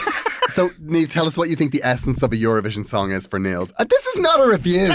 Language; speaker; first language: English; native; English